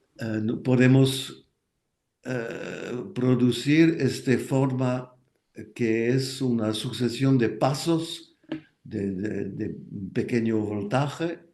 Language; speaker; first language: Spanish; non-native, fluent; French